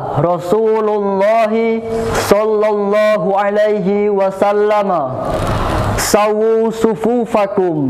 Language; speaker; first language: Arabic; non-native, learner; Indonesian